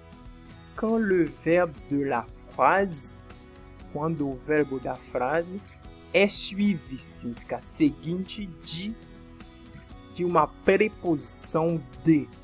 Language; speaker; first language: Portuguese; non-native, fluent; French